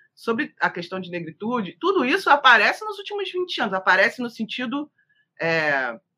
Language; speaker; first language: Portuguese; native; Portuguese